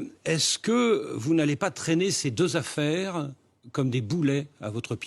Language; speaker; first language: French; native; French